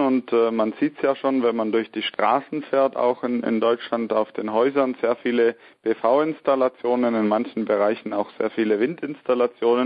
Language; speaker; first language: German; native; German